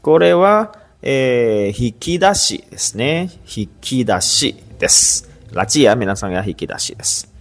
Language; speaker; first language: Japanese; non-native, fluent; Indonesian